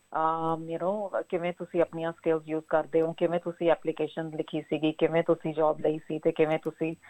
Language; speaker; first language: Punjabi; native; Punjabi